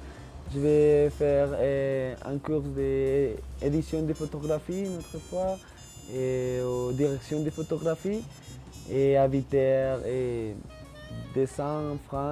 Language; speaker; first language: French; non-native, learner; Spanish